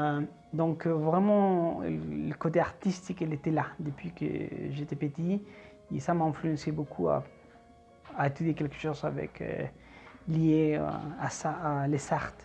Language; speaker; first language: French; non-native, fluent; Spanish